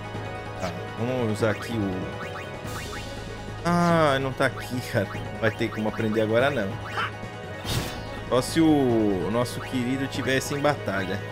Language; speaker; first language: Portuguese; native; Portuguese